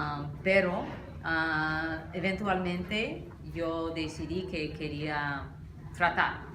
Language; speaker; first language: Spanish; non-native, fluent; English